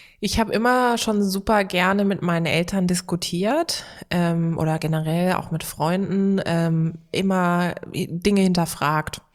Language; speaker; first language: German; early bilingual, other home language; Turkish